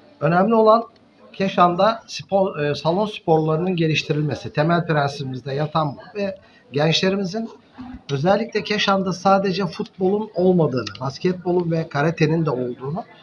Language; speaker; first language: Turkish; native; Turkish